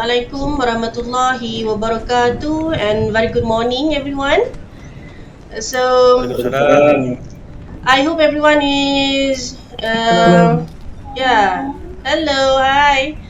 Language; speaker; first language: English; non-native, local second language; Malay